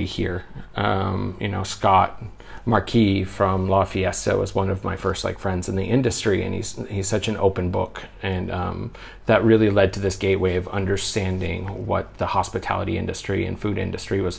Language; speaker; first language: English; native; English